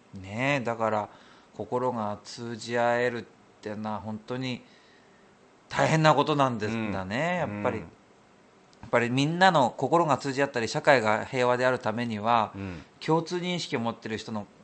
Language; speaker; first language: Japanese; native; Japanese